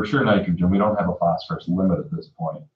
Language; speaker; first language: English; native; English